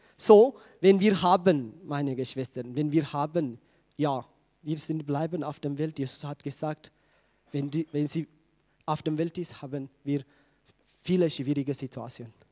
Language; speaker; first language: German; non-native, learner; Tigrinya